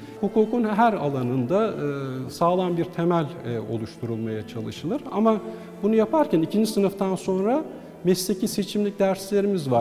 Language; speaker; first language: Turkish; native; Turkish